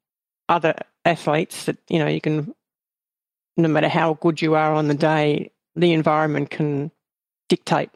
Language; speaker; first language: English; native; English